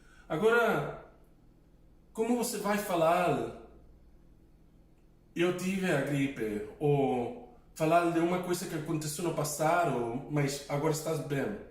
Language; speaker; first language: Portuguese; non-native, fluent; English